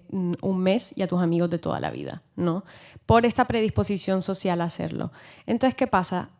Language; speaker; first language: Spanish; native; Spanish